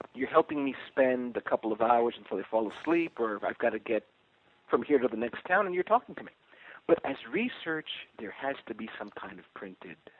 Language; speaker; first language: English; early bilingual, other home language; Spanish